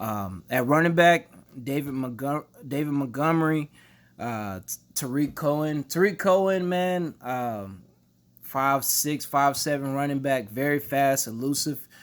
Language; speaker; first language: English; native; English